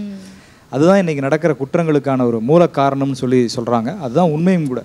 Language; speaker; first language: Tamil; native; Tamil